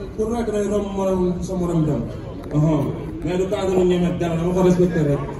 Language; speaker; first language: Wolof; native; Wolof